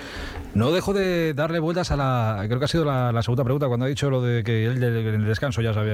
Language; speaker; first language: Spanish; native; Spanish